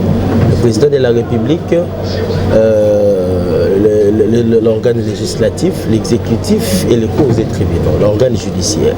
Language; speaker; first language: French; non-native, local second language; Lingala